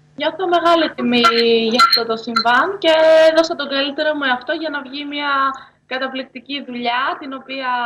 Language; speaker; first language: Greek; native; Greek